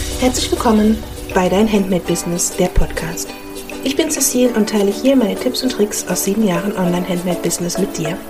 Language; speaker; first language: German; native; German